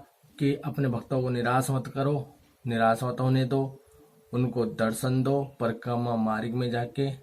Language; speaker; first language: Hindi; native; Hindi